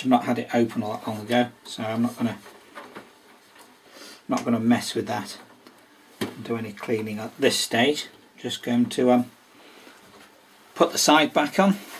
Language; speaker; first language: English; native; English